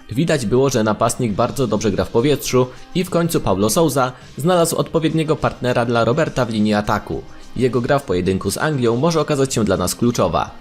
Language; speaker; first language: Polish; native; Polish